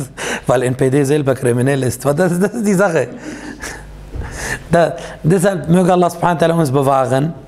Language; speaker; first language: German; non-native, fluent; Arabic